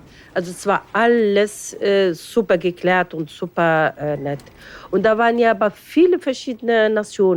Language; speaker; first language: German; non-native, fluent; Arabic